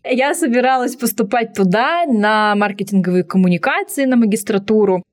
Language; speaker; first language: Russian; native; Russian